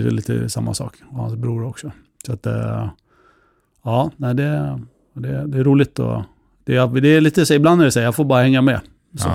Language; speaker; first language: Swedish; native; Swedish